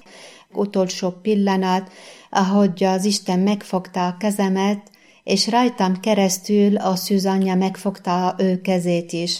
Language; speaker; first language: Hungarian; non-native, learner; Arabic